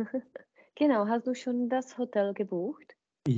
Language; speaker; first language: German; non-native, fluent; Czech